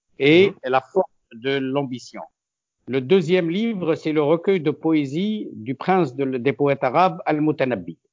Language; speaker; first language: French; non-native, local second language; Arabic